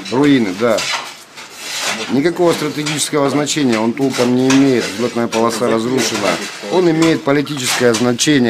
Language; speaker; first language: Russian; native; Russian